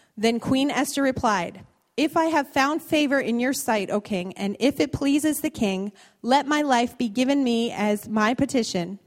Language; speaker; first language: English; native; English